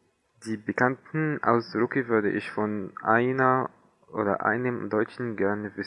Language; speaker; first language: German; non-native, learner; Arabic